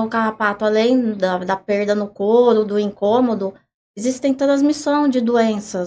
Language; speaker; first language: Portuguese; native; Portuguese